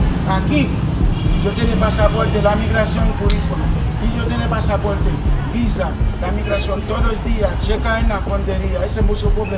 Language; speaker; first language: Spanish; non-native, learner; Haitian Creole